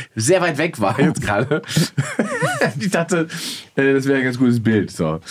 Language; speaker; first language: German; native; German